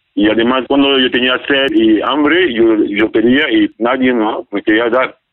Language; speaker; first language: Spanish; non-native, learner; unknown